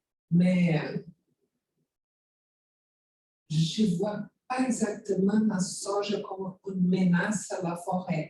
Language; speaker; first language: French; non-native, fluent; Portuguese